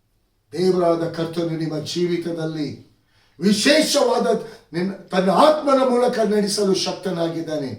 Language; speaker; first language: Kannada; native; Kannada